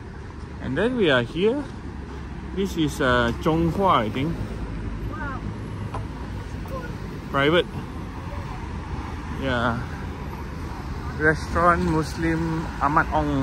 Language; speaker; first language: English; non-native, local second language; Malay